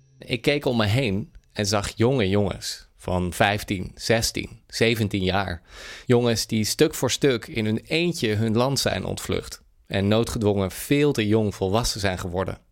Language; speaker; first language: Dutch; native; Dutch